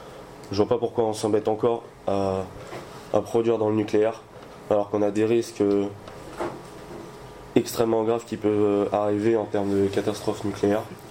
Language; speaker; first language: French; native; French